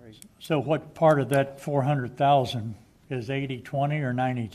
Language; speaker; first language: English; native; English